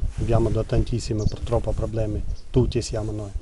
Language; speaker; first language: Italian; non-native, learner; Ukrainian